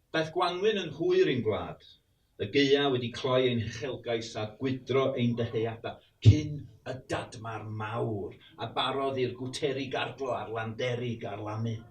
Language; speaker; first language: Welsh; early bilingual, heritage; Welsh